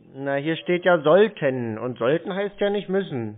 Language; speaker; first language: German; native; German